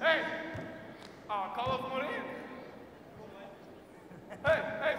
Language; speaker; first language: Spanish; non-native, learner; English